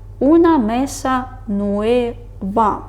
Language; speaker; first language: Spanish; non-native, fluent; Ukrainian